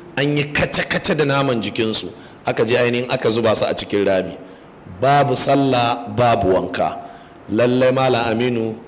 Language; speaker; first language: Hausa; native; Hausa